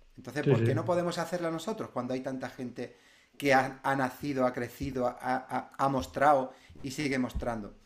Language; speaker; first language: Spanish; native; Spanish